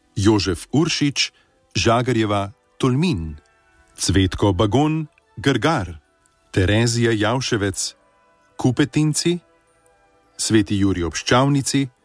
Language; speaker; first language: Slovenian; native; Slovenian